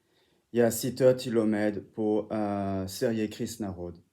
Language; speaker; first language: Swedish; non-native, fluent; French